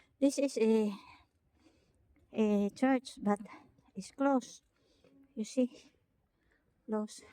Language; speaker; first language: English; non-native, learner; Filipino